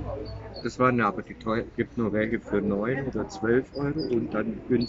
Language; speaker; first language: German; non-native, learner; Indonesian